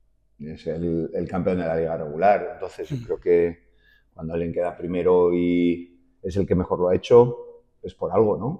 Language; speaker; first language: Spanish; native; Spanish